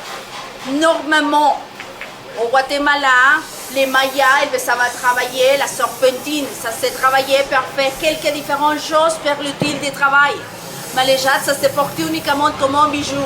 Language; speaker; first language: French; non-native, learner; Spanish